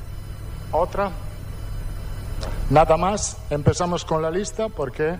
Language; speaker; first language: Portuguese; non-native, fluent; Italian